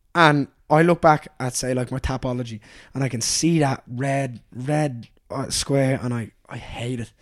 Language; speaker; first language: English; native; English